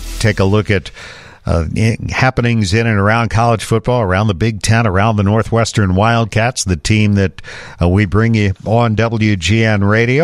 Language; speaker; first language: English; native; English